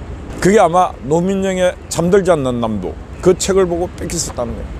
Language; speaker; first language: Korean; native; Korean